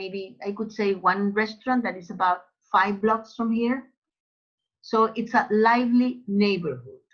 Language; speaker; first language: English; non-native, fluent; Spanish